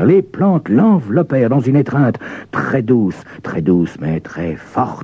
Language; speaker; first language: French; native; French